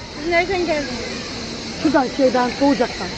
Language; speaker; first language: Turkish; native; Turkish